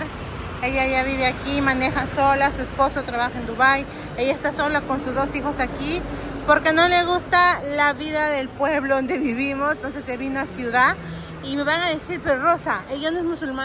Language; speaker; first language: Spanish; native; Spanish